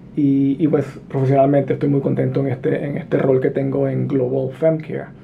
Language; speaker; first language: Spanish; native; Spanish